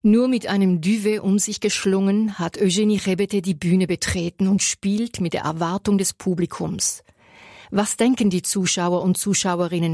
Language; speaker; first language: German; native; German